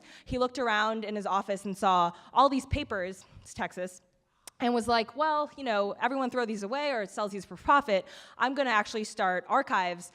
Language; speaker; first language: English; native; English